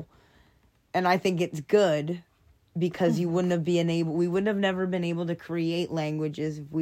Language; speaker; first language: English; non-native, fluent; French